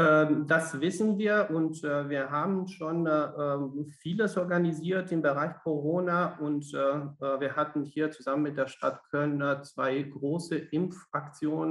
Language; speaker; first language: German; non-native, fluent; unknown